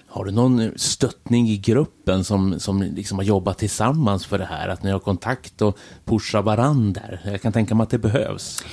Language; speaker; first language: Swedish; native; Swedish